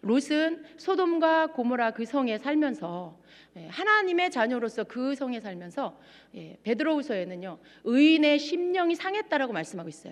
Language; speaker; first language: Korean; native; Korean